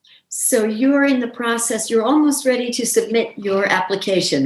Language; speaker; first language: English; native; English